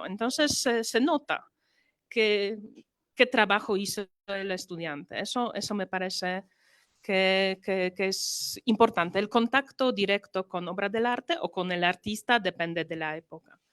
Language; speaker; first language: Spanish; non-native, fluent; Polish